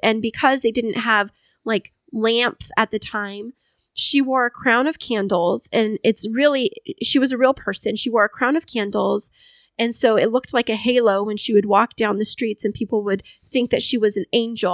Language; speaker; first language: English; native; English